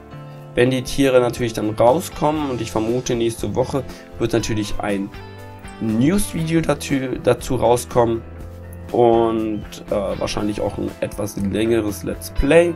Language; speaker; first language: German; native; German